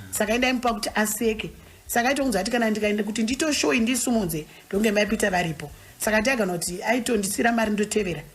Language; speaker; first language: Shona; native; Shona